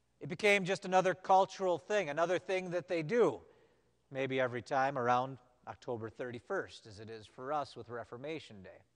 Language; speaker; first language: English; native; English